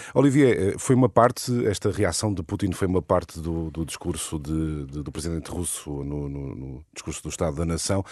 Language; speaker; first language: Portuguese; native; Portuguese